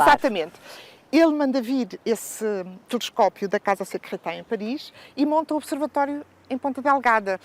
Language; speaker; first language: Portuguese; native; Portuguese